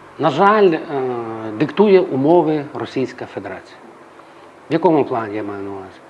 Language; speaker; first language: Ukrainian; native; Ukrainian